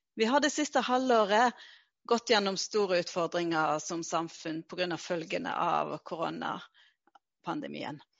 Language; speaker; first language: Norwegian; native; Norwegian